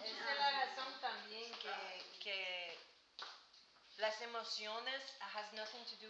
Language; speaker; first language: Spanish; non-native, learner; English